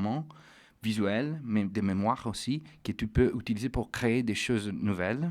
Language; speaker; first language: French; non-native, fluent; Italian